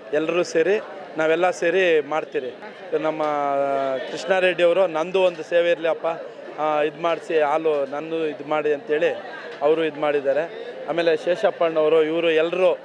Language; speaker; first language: Kannada; native; Kannada